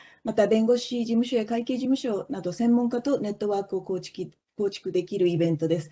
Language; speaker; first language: Japanese; native; Japanese